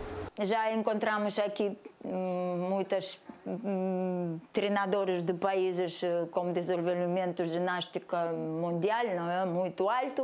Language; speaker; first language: Portuguese; non-native, learner; Russian